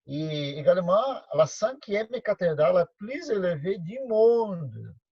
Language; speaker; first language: French; non-native, learner; Portuguese